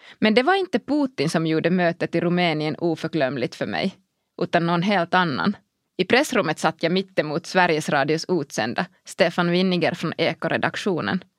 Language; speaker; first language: Swedish; non-native, local second language; Finnish